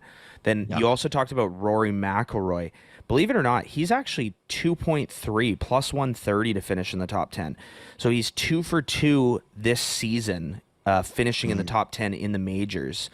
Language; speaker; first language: English; native; English